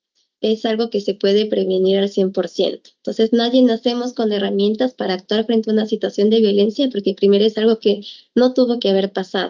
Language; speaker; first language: Spanish; native; Spanish